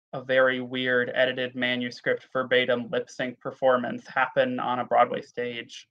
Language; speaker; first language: English; native; English